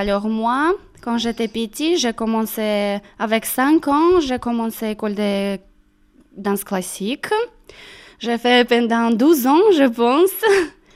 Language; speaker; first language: French; non-native, learner; Russian